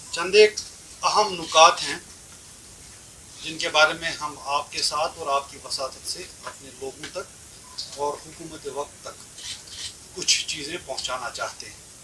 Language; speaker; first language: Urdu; non-native, local second language; Kashmiri